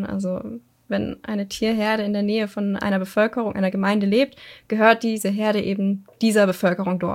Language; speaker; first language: German; native; German